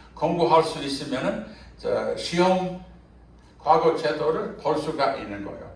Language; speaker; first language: Korean; non-native, fluent; English